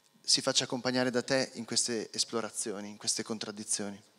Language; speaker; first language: Italian; native; Italian